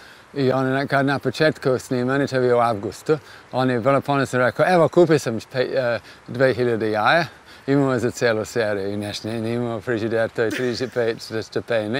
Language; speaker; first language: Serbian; non-native, fluent; English